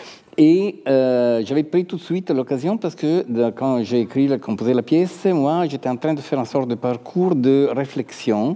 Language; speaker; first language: French; non-native, fluent; Italian